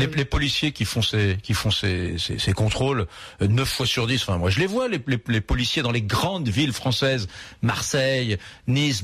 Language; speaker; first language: French; native; French